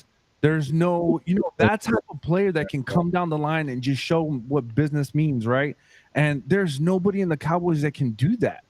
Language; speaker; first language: English; native; English